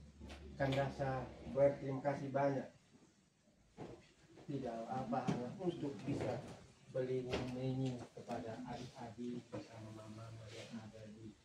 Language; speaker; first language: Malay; non-native, local second language; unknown